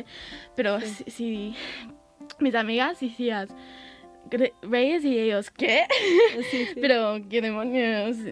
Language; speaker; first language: Spanish; early bilingual, heritage; English